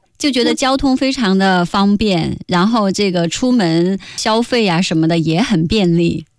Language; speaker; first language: Chinese; native; Chinese